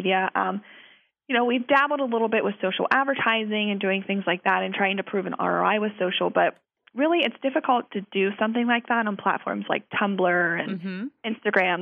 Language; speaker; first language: English; native; English